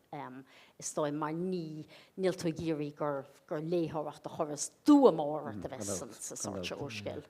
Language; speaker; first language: Irish; native; Irish